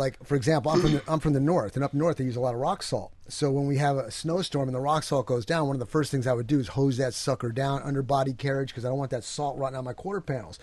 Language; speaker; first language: English; native; English